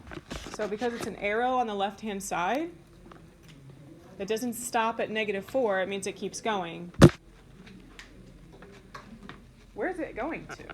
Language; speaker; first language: English; native; English